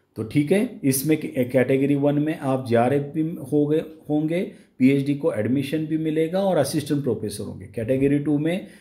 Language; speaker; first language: Hindi; non-native, local second language; Marathi